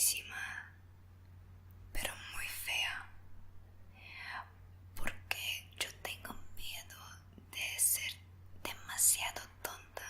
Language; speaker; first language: Spanish; non-native, fluent; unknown